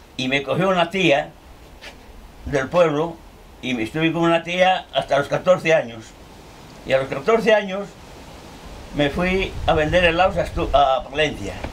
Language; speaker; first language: Spanish; native; Spanish